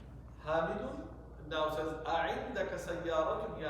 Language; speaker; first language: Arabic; non-native, fluent; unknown